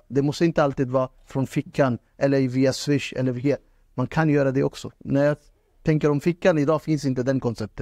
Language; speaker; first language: Swedish; non-native, fluent; Urdu